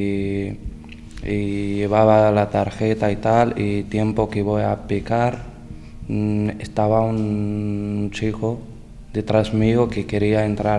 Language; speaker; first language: Spanish; non-native, learner; Arabic